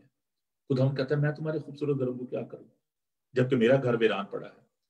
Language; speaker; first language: Urdu; non-native, local second language; Punjabi